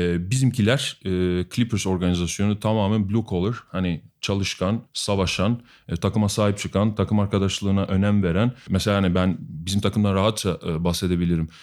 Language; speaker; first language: Turkish; non-native, fluent; Albanian